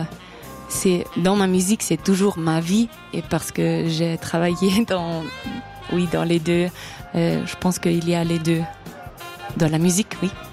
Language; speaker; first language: French; non-native, local second language; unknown